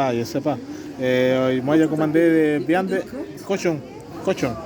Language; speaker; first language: French; non-native, fluent; Spanish